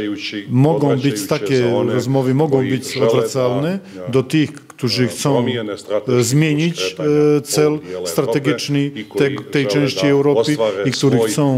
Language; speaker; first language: Polish; non-native, fluent; Serbian